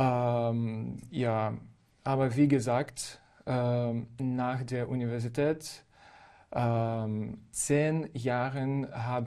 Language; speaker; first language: German; non-native, fluent; Ukrainian